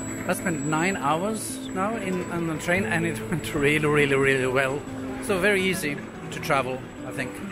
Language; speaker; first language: English; non-native, fluent; Swedish